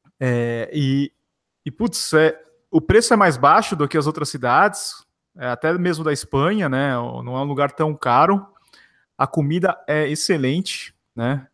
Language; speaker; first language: Portuguese; native; Portuguese